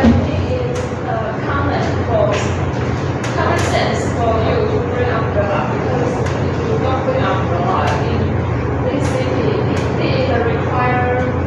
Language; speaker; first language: English; non-native, learner; Chinese